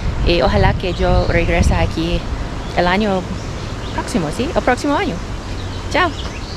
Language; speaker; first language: Spanish; non-native, learner; English